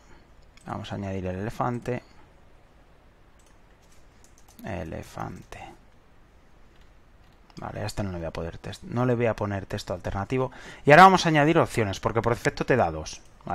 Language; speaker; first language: Spanish; native; Spanish